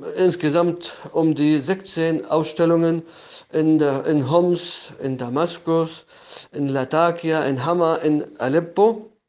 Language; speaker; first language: German; non-native, fluent; Arabic